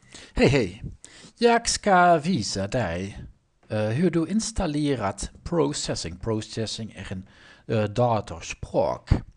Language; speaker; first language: Swedish; non-native, learner; Dutch